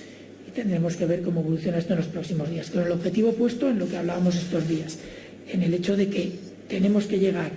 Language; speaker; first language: Spanish; native; Spanish